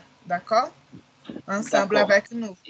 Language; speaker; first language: French; non-native, learner; Portuguese